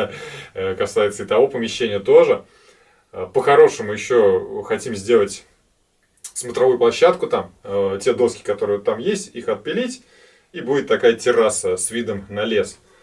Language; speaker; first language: Russian; native; Russian